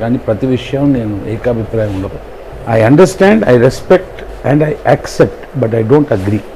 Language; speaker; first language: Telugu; non-native, local second language; Tamil